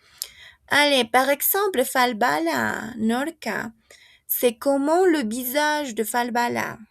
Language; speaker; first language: French; non-native, fluent; Spanish